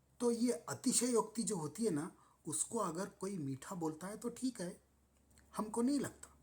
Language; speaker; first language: Hindi; non-native, local second language; Marathi